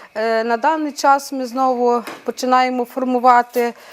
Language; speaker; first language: Ukrainian; native; Ukrainian